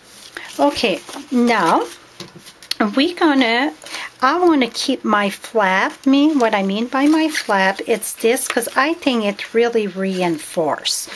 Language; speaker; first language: English; non-native, fluent; French